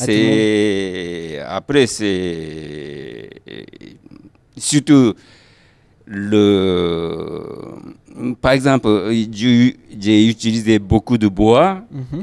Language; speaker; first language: French; non-native, fluent; Japanese